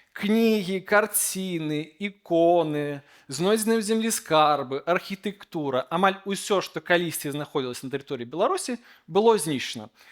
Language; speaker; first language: Belarusian; native; Belarusian